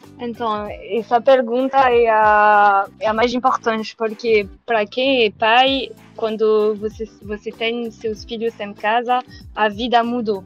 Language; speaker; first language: Portuguese; non-native, learner; French